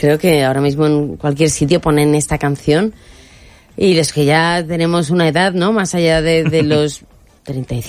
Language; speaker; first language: Spanish; native; Spanish